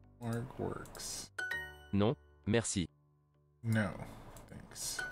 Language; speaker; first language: French; non-native, learner; English